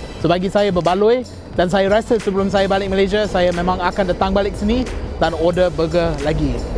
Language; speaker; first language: Malay; non-native, fluent; English